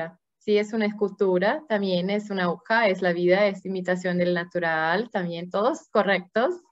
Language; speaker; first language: Spanish; non-native, fluent; Portuguese